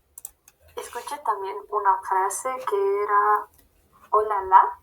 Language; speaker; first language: Spanish; native; Spanish